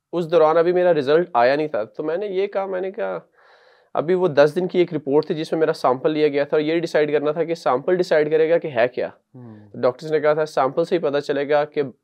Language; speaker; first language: Urdu; native; Urdu